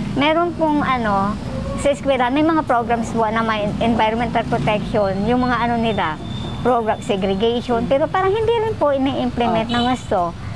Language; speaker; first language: Filipino; non-native, local second language; Aklanon